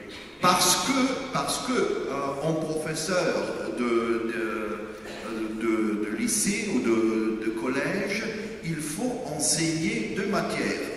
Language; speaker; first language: French; non-native, fluent; German